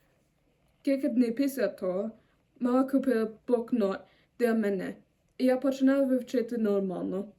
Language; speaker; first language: Ukrainian; non-native, learner; German